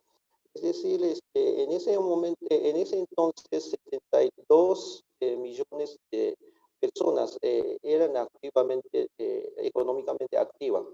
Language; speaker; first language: Spanish; non-native, fluent; Japanese